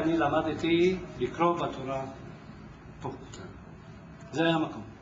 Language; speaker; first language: Hebrew; non-native, fluent; Ladino